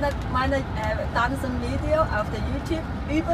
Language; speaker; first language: German; non-native, learner; Cantonese